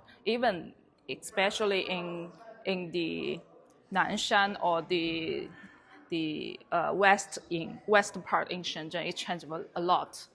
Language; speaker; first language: English; non-native, learner; Chinese